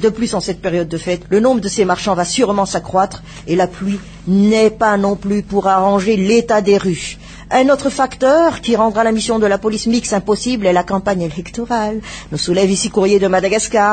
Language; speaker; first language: French; non-native, local second language; Malagasy